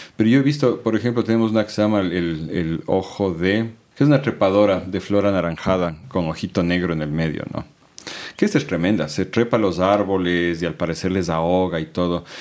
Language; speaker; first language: Spanish; native; Spanish